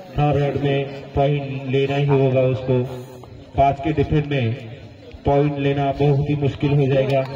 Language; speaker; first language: Hindi; non-native, local second language; Marathi